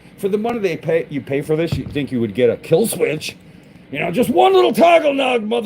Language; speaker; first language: English; native; English